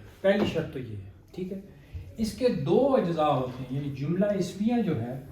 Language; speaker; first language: Urdu; native; Urdu